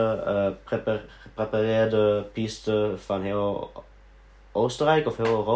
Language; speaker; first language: Dutch; early bilingual, heritage; Dutch